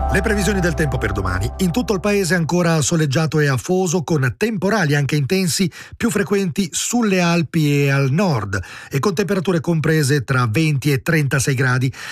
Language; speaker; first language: Italian; native; Italian